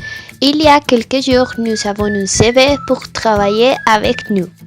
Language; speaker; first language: French; non-native, learner; Spanish